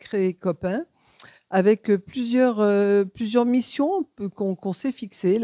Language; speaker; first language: French; native; French